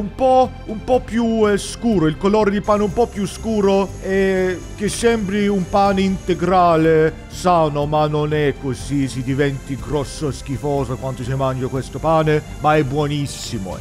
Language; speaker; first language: Italian; non-native, learner; English